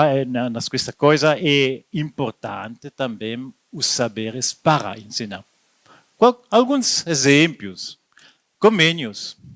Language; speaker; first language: Portuguese; non-native, learner; French